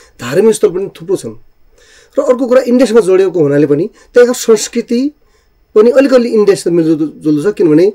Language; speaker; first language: Nepali; native; Nepali